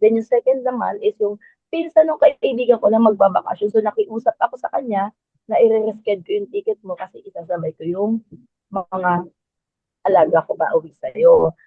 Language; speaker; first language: Filipino; native; Filipino